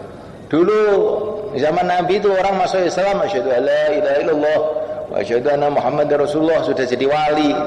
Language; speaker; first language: Indonesian; native; Indonesian